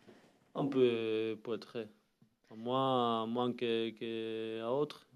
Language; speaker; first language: French; non-native, learner; Spanish